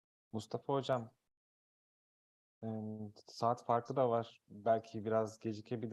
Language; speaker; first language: Turkish; native; Turkish